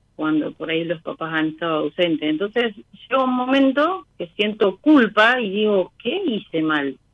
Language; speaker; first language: Spanish; native; Spanish